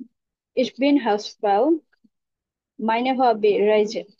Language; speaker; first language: German; non-native, learner; Bangla